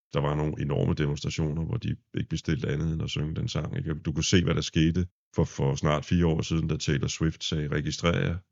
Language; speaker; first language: Danish; native; Danish